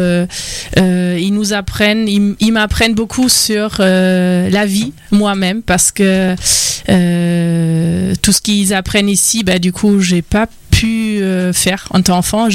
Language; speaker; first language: French; non-native, fluent; German